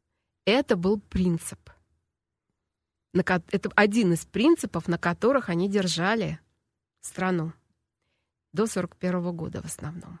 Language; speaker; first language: Russian; native; Russian